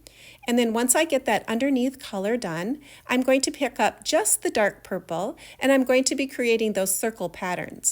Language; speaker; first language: English; native; English